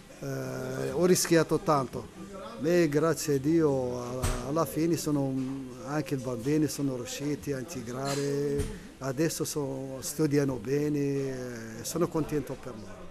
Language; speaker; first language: Italian; non-native, learner; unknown